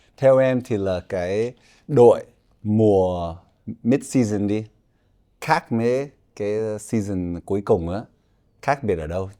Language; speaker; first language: Vietnamese; early bilingual, heritage; Vietnamese